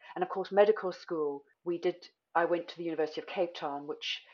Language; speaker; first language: English; native; English